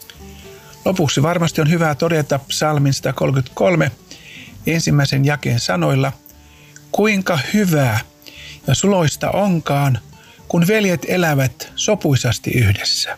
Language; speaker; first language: Finnish; native; Finnish